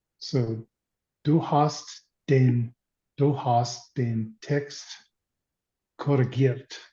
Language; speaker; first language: German; non-native, learner; English